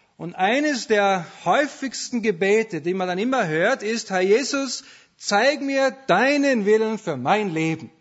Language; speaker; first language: German; native; German